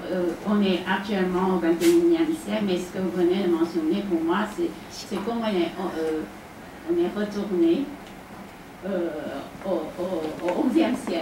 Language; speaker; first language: French; non-native, fluent; Chinese